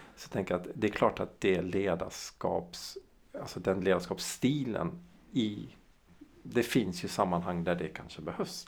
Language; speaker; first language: Swedish; early bilingual, other home language; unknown